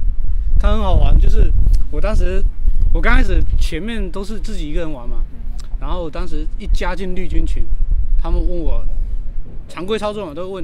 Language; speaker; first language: Chinese; native; Chinese